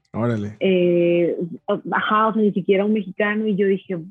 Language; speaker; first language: Spanish; native; Spanish